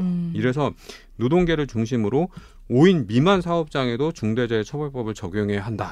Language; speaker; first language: Korean; native; Korean